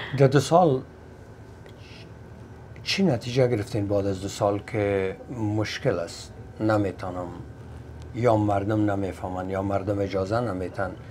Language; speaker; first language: Persian; native; Persian